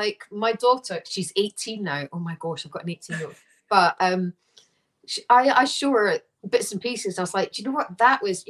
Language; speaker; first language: English; native; English